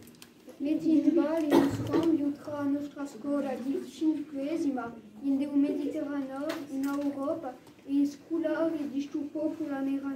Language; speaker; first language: Italian; non-native, learner; French